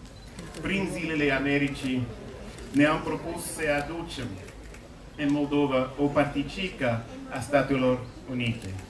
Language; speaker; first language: Romanian; non-native, fluent; English